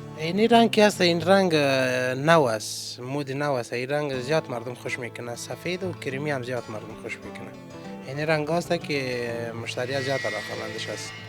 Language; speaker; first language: Persian; native; Persian